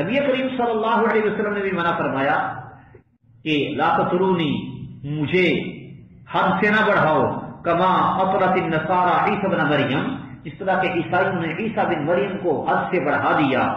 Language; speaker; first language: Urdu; native; Urdu